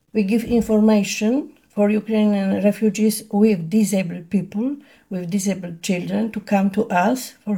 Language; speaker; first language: English; non-native, learner; Polish